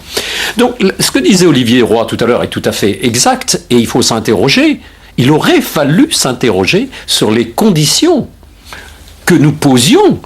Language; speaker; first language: French; native; French